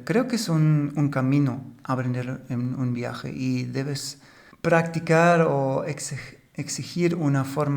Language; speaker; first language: Spanish; non-native, fluent; German